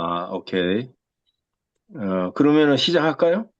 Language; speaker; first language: Korean; native; Korean